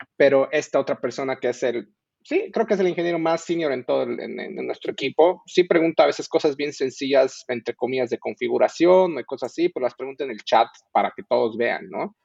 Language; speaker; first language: Spanish; native; Spanish